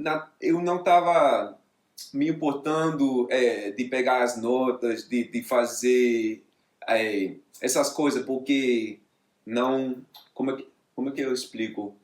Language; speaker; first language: Portuguese; non-native, fluent; English